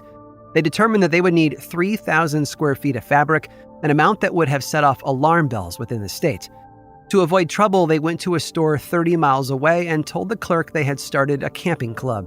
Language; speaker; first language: English; native; English